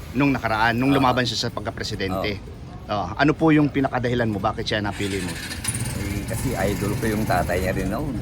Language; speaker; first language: Filipino; native; Filipino